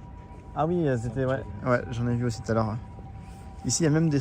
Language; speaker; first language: French; native; French